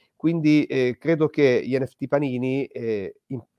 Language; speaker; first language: Italian; native; Italian